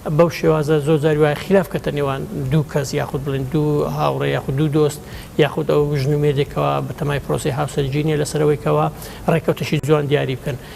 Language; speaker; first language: Central Kurdish; native; Central Kurdish